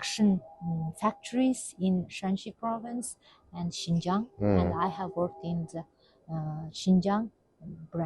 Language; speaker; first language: English; non-native, fluent; Kazakh